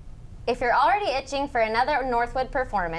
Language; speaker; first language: English; native; English